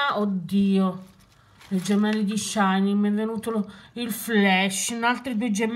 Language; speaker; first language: Italian; native; Italian